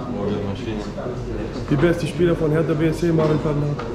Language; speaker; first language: German; non-native, learner; Danish